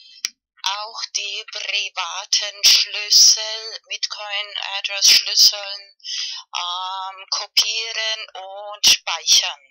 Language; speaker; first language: German; non-native, fluent; Spanish